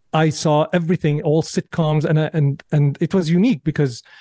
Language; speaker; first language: English; non-native, fluent; Arabic